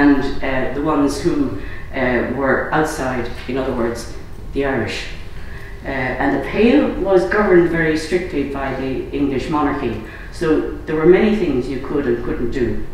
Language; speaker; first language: English; native; English